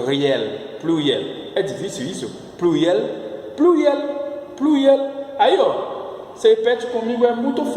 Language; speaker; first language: Portuguese; non-native, fluent; French